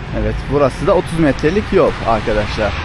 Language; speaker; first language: Turkish; native; Turkish